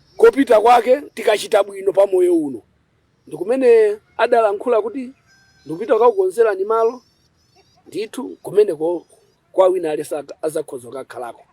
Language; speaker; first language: Nyanja; native; Nyanja